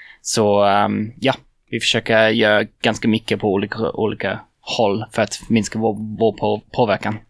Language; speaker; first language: Swedish; non-native, fluent; English